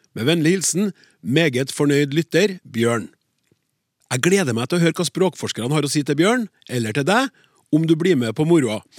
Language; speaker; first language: Norwegian; native; Norwegian